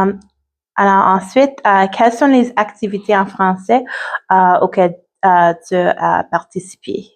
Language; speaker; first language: French; non-native, learner; English